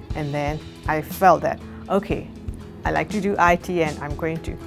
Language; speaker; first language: English; non-native, fluent; Burmese